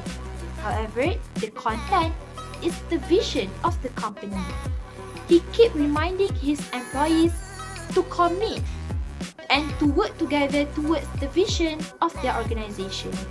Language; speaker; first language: English; non-native, local second language; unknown